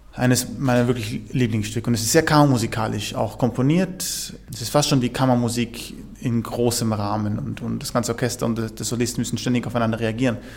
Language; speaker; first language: German; native; German